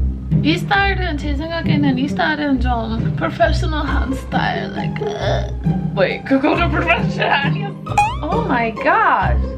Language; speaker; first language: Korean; non-native, learner; English